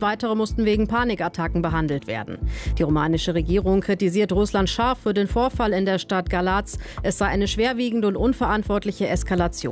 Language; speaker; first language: German; native; German